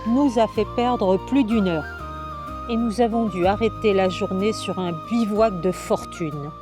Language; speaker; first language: French; native; French